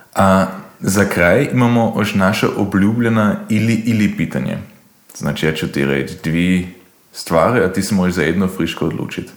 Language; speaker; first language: Croatian; native; Croatian